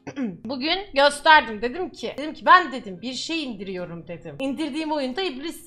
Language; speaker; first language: Turkish; native; Turkish